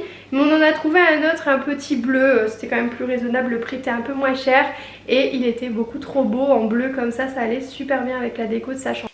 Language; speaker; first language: French; native; French